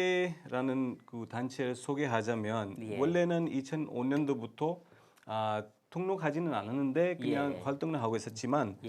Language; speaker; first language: Korean; non-native, fluent; Urdu